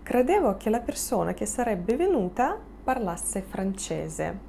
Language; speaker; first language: Italian; non-native, fluent; Russian